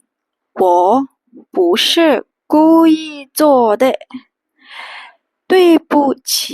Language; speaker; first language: Chinese; non-native, fluent; Burmese